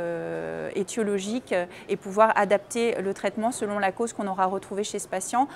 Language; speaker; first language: French; native; French